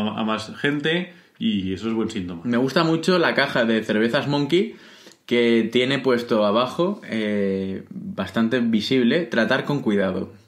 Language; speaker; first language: Spanish; native; Spanish